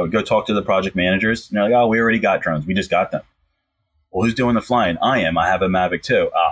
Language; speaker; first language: English; native; English